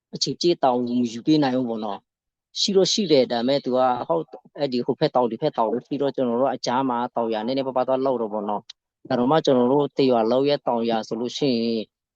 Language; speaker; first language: Burmese; non-native, local second language; Western Kayah